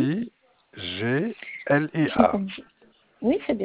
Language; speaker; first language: French; non-native, fluent; Italian